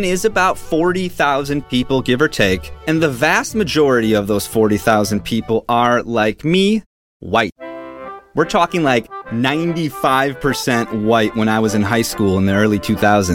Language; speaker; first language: English; native; English